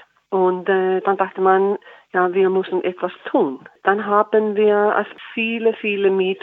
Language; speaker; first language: German; non-native, fluent; Icelandic